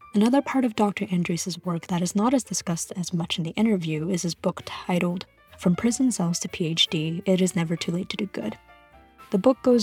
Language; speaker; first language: English; native; English